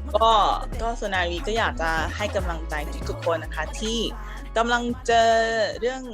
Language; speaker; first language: Thai; native; Thai